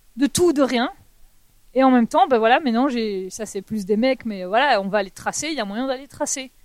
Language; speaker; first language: French; native; French